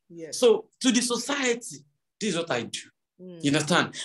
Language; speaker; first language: English; non-native, local second language; Yoruba